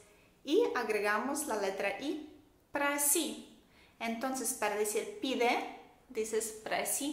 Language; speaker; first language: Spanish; non-native, fluent; Russian